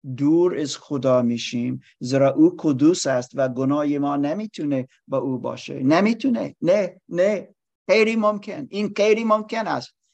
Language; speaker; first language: Persian; non-native, learner; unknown